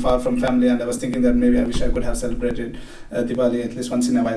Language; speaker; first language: English; non-native, local second language; Telugu